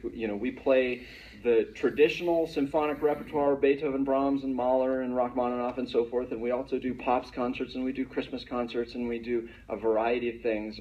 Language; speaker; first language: English; native; English